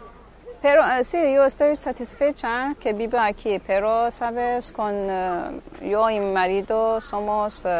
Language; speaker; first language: Spanish; non-native, learner; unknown